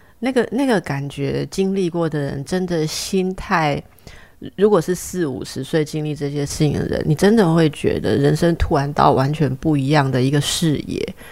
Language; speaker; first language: Chinese; native; Chinese